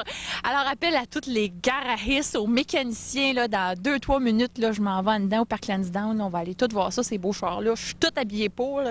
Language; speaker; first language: French; native; French